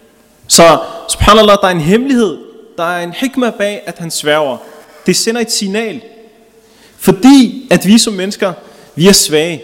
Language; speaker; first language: Danish; early bilingual, other home language; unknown